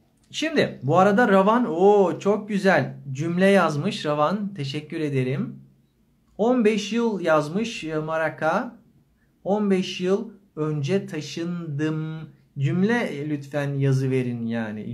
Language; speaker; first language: Turkish; native; Turkish